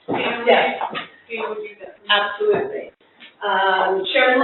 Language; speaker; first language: English; native; English